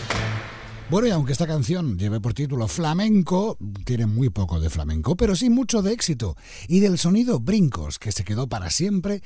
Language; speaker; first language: Spanish; native; Spanish